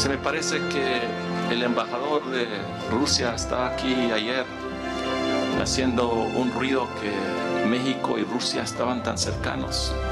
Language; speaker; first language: Spanish; early bilingual, heritage; Spanish